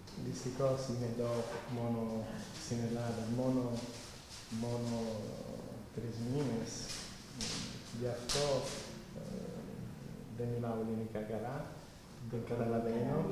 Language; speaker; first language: Greek; non-native, learner; Italian